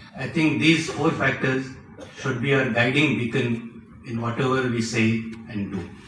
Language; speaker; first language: English; non-native, local second language; Marathi